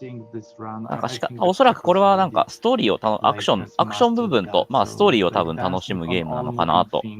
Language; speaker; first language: Japanese; native; Japanese